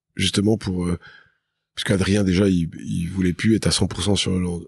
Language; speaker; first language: French; native; French